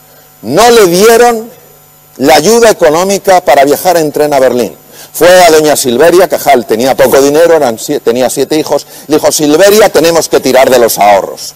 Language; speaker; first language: Spanish; native; Spanish